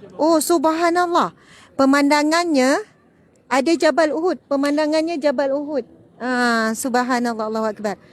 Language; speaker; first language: Malay; native; Malay